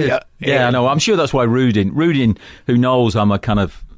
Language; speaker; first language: English; native; English